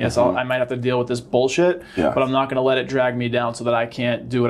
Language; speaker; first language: English; native; English